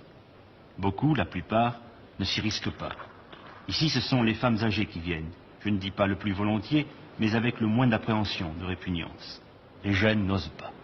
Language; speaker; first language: French; native; French